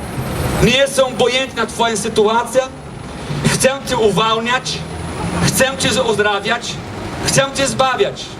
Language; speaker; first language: Polish; non-native, fluent; Portuguese